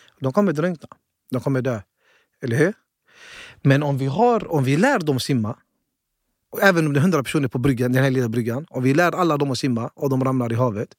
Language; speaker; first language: Swedish; early bilingual, other home language; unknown